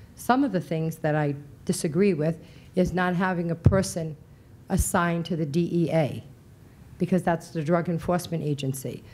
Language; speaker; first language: English; early bilingual, other home language; Portuguese